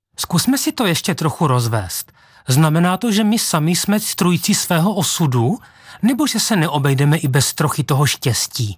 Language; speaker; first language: Czech; native; Czech